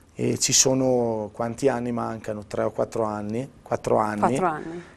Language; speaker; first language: Italian; native; Italian